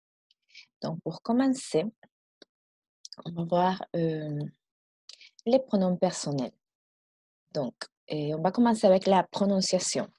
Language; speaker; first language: French; non-native, fluent; Spanish